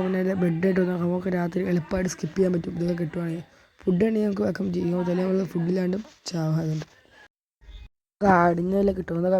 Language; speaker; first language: Malayalam; native; Malayalam